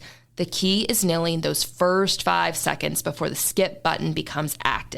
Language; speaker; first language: English; native; English